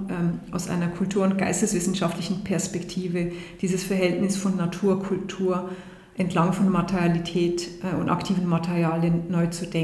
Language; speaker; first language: German; native; German